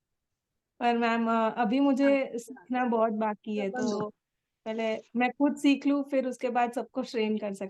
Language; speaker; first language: Hindi; native; Hindi